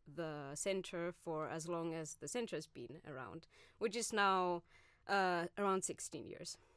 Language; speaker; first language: English; non-native, fluent; Finnish